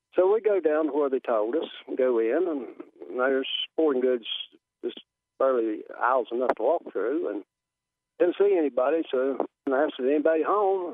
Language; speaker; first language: English; native; English